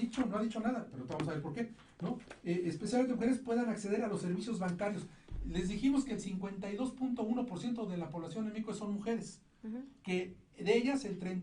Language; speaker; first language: Spanish; native; Spanish